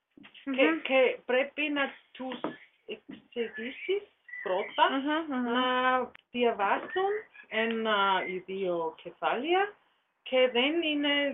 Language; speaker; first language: Greek; non-native, learner; German